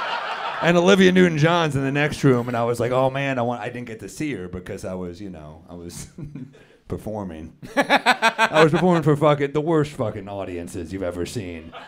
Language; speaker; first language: English; native; English